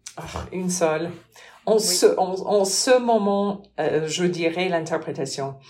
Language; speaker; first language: French; non-native, fluent; English